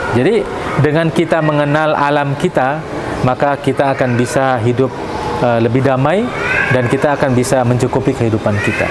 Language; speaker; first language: Indonesian; native; Indonesian